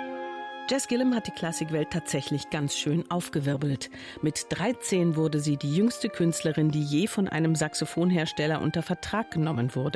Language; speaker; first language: German; native; German